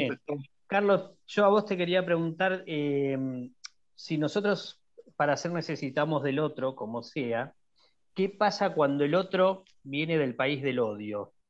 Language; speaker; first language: Spanish; native; Spanish